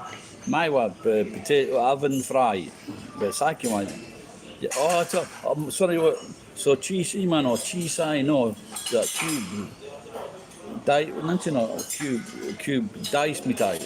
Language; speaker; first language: Japanese; non-native, learner; English